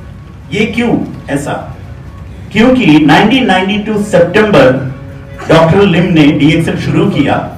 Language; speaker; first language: Hindi; non-native, fluent; Bangla